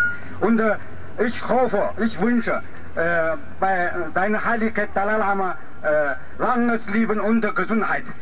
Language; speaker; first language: German; non-native, learner; Mongolian